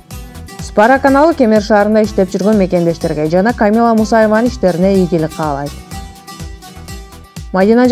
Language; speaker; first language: Kyrgyz; native; Kyrgyz